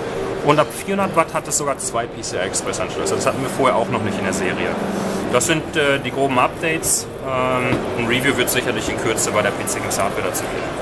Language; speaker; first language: German; native; German